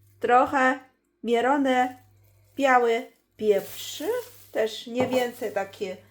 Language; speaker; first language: Polish; non-native, learner; Chinese